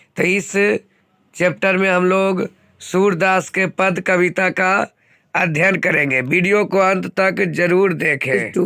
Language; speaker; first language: Hindi; native; Hindi